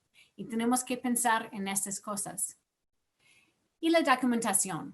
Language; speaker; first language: Spanish; non-native, fluent; English